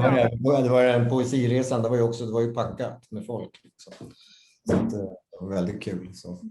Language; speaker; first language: Swedish; native; Swedish